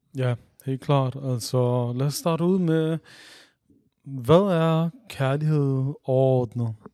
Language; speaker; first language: Danish; early bilingual, other home language; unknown